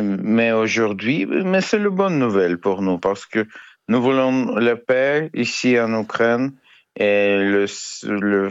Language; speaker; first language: French; non-native, learner; Ukrainian